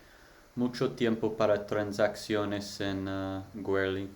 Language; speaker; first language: Spanish; non-native, learner; English